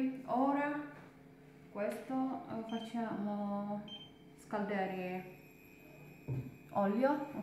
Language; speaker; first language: Italian; non-native, learner; Indonesian